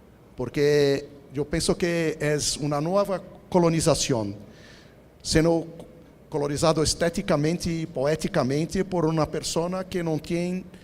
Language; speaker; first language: Spanish; non-native, fluent; Portuguese